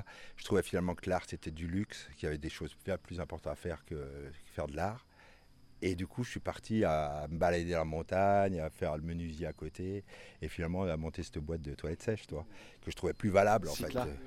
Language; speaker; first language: French; native; French